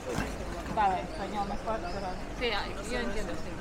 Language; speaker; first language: Spanish; non-native, learner; Latvian